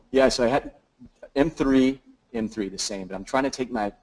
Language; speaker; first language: English; native; English